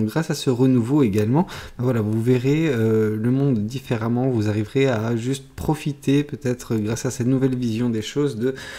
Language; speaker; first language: French; native; French